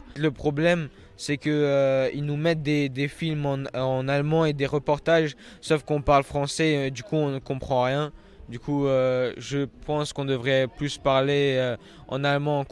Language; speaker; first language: French; early bilingual, other home language; Hungarian